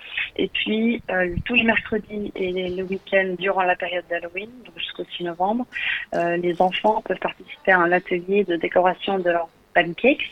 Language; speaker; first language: French; native; French